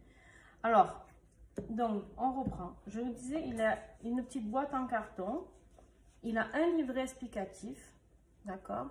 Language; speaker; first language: French; native; French